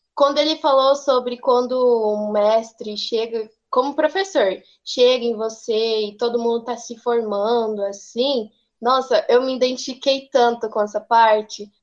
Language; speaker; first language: Portuguese; native; Portuguese